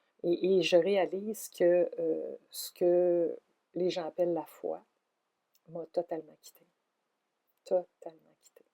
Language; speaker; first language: French; native; French